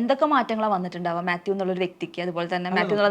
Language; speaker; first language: Malayalam; native; Malayalam